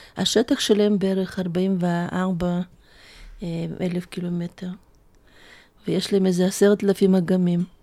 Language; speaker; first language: Hebrew; non-native, fluent; Russian